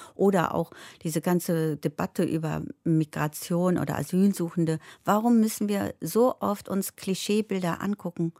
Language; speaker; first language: German; early bilingual, other home language; Turkish